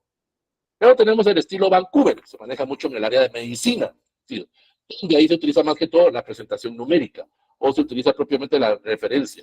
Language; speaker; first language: Spanish; native; Spanish